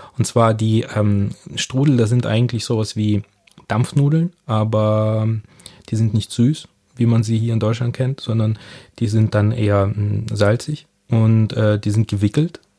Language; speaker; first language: German; early bilingual, other home language; Russian